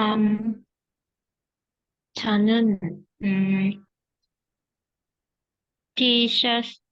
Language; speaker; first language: Korean; non-native, learner; Vietnamese